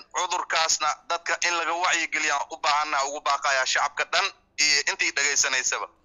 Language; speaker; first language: Somali; non-native, local second language; Swahili